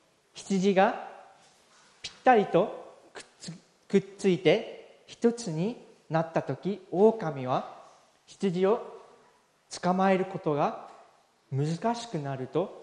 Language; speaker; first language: Japanese; non-native, fluent; English